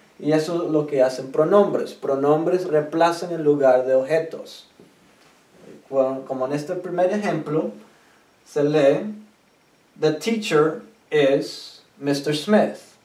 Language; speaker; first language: Spanish; native; Spanish